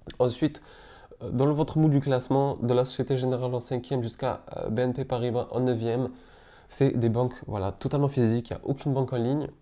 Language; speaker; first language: French; native; French